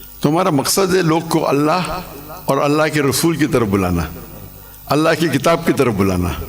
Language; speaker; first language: Urdu; non-native, local second language; English